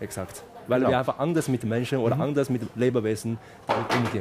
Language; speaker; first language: German; non-native, fluent; Chinese